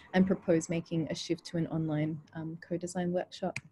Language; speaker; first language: English; native; English